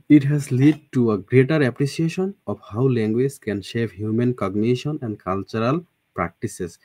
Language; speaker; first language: English; non-native, local second language; Bangla